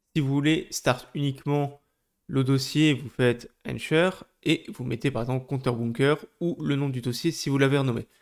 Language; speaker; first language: French; native; French